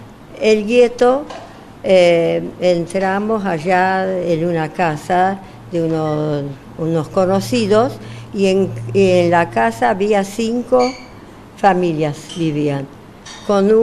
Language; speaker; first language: Spanish; non-native, fluent; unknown